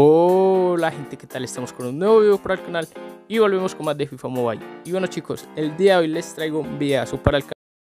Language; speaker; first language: Spanish; native; Spanish